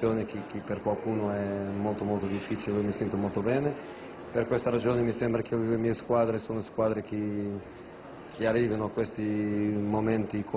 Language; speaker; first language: Italian; non-native, fluent; Portuguese